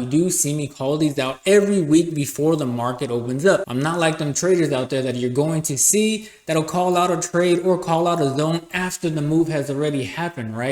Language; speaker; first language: English; native; English